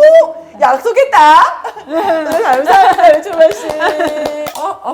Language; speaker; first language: Korean; native; Korean